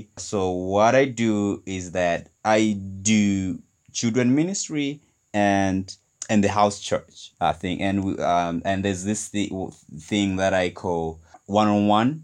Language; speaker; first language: English; non-native, local second language; Nyanja